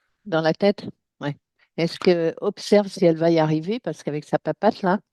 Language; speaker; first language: French; native; French